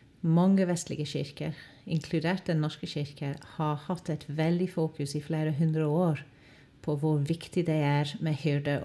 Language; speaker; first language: Norwegian; non-native, fluent; English